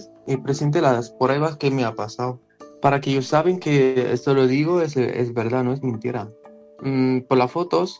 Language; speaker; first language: Spanish; non-native, learner; Arabic